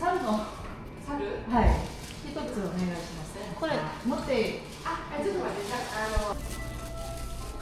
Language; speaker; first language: Japanese; non-native, learner; Korean